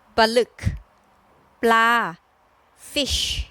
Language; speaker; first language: Thai; native; Thai